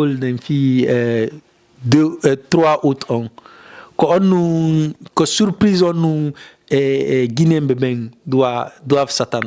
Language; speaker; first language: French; non-native, local second language; Fula